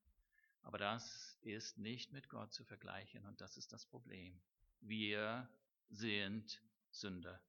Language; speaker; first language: German; non-native, fluent; English